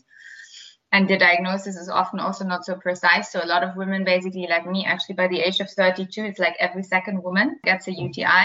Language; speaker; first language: English; non-native, fluent; German